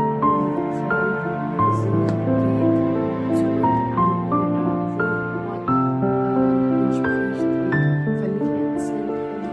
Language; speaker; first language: German; non-native, fluent; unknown